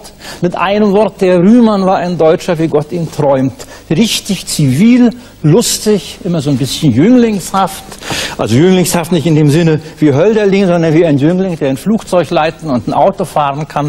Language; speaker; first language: German; native; German